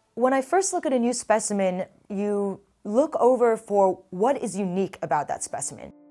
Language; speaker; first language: English; native; English